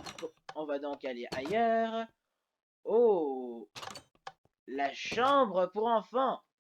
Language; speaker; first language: French; native; French